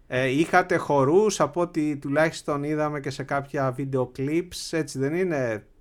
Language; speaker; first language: Greek; native; Greek